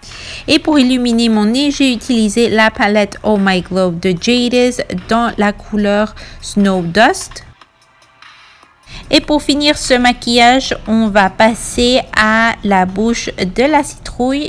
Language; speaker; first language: French; non-native, fluent; Spanish